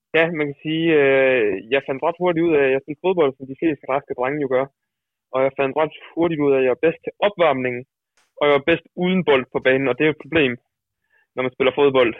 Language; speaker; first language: Danish; early bilingual, other home language; Dutch